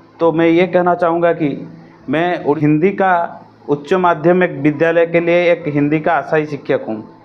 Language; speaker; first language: Hindi; non-native, local second language; Odia